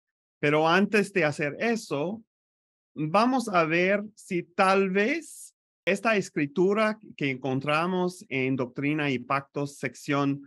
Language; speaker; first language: Spanish; non-native, fluent; French